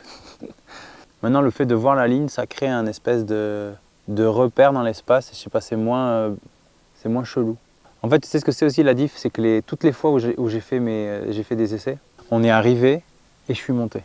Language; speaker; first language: French; native; French